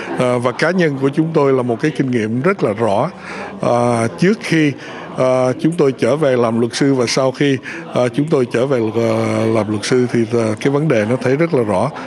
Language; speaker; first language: Vietnamese; early bilingual, heritage; Vietnamese